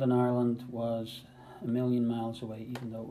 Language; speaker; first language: English; native; English